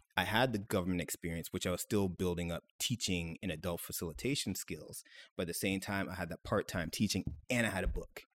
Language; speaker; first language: English; native; English